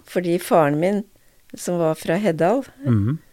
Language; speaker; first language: Norwegian; native; Norwegian